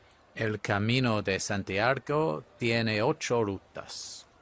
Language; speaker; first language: Spanish; non-native, learner; English